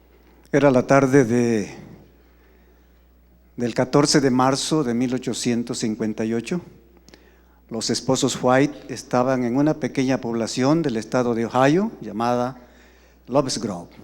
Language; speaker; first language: Spanish; native; Spanish